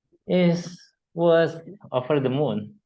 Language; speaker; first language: English; non-native, learner; Indonesian